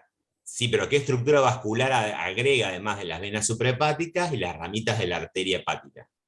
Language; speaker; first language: Spanish; native; Spanish